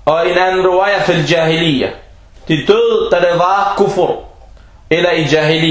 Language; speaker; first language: Danish; early bilingual, other home language; Arabic